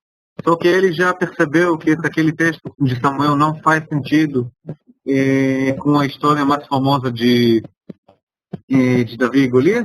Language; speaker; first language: Portuguese; non-native, fluent; Hebrew